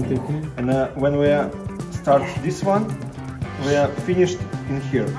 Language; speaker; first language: English; non-native, learner; Russian